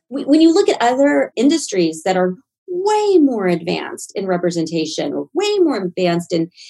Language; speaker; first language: English; native; English